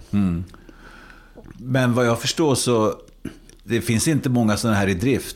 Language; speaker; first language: Swedish; native; Swedish